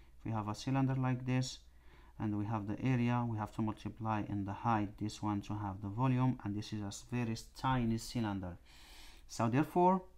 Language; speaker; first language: English; non-native, fluent; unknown